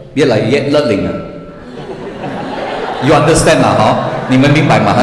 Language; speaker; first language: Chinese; non-native, learner; English